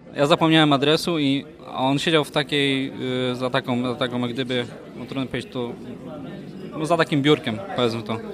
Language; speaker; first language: Polish; native; Polish